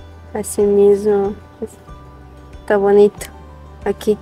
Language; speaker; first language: Spanish; non-native, fluent; Ukrainian